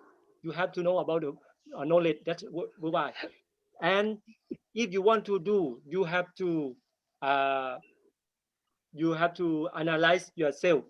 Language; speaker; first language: English; non-native, learner; Thai